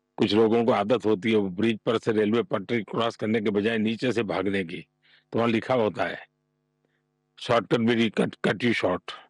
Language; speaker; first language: Hindi; non-native, local second language; Gujarati